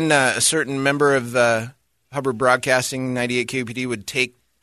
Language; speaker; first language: English; native; English